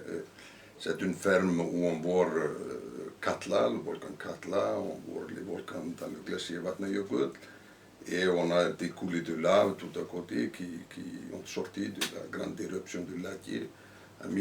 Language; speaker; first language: French; non-native, fluent; Icelandic